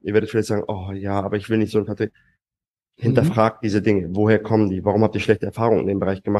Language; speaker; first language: German; native; German